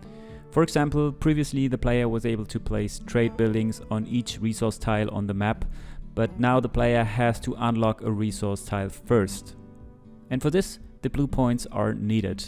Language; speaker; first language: English; non-native, fluent; German